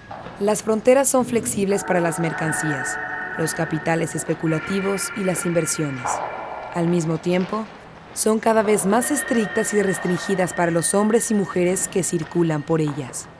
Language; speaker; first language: Spanish; native; Spanish